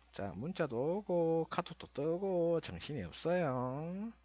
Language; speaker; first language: Korean; native; Korean